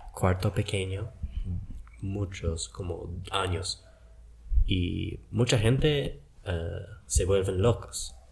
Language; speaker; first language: Spanish; non-native, fluent; English